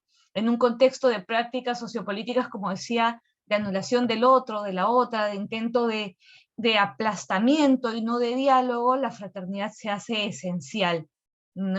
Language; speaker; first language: Spanish; native; Spanish